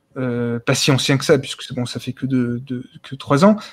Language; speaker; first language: French; native; French